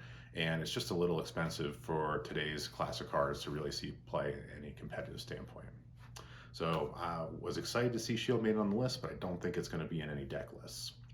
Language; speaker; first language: English; native; English